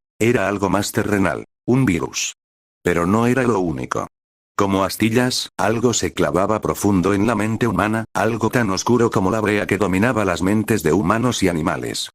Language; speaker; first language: Spanish; native; Spanish